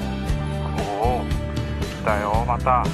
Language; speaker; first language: Japanese; native; Japanese